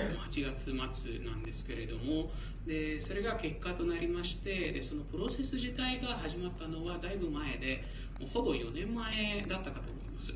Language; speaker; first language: Japanese; non-native, fluent; Marathi